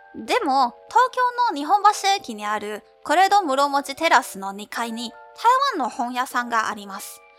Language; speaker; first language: Japanese; non-native, fluent; Chinese